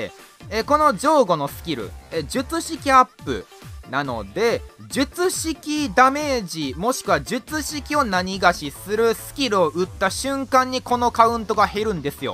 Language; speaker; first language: Japanese; native; Japanese